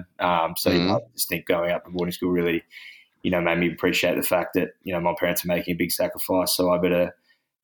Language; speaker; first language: English; native; English